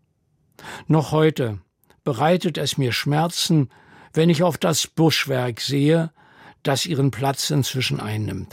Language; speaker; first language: German; native; German